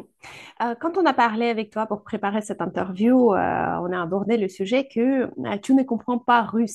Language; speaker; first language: French; non-native, fluent; Ukrainian